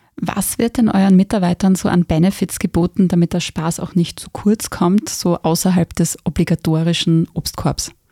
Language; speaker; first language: German; native; German